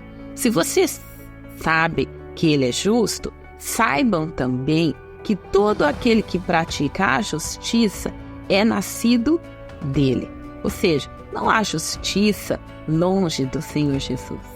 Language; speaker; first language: Portuguese; native; Portuguese